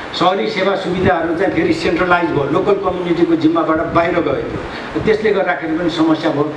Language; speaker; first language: Nepali; non-native, local second language; Newari